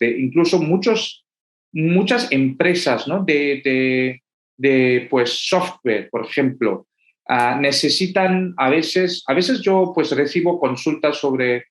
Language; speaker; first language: Spanish; non-native, fluent; Hindi